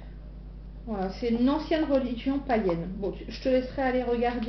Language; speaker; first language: French; native; French